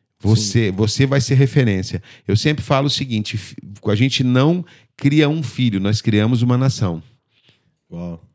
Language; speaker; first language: Portuguese; native; Portuguese